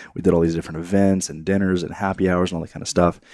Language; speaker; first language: English; native; English